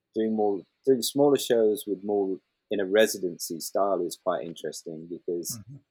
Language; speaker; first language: English; native; English